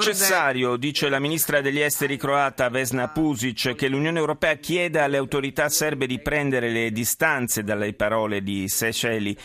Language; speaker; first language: Italian; native; Italian